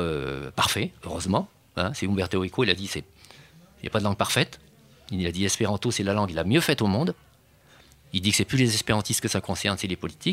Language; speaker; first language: French; native; French